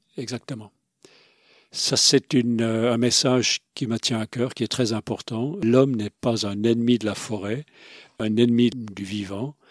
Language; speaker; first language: French; non-native, local second language; Swiss German